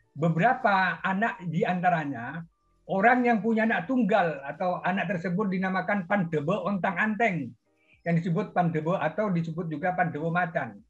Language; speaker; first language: Indonesian; non-native, local second language; Madurese